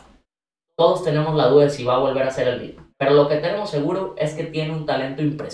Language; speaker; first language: Spanish; native; Spanish